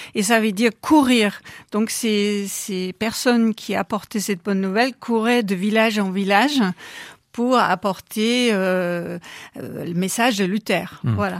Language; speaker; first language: French; non-native, fluent; German